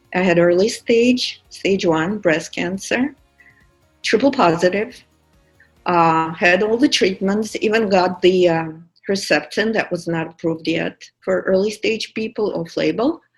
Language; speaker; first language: English; non-native, fluent; Russian